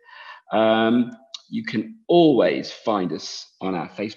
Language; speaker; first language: English; native; English